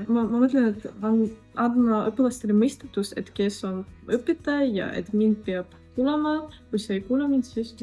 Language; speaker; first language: Estonian; non-native, local second language; Russian